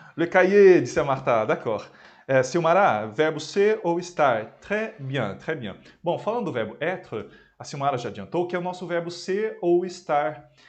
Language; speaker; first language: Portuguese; native; Portuguese